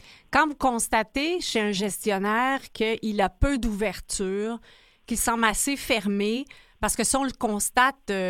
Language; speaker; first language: French; native; French